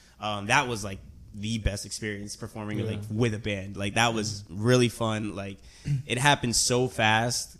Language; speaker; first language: English; early bilingual, other home language; Spanish